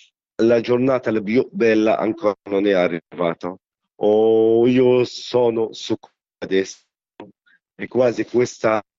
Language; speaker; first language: Italian; non-native, learner; Arabic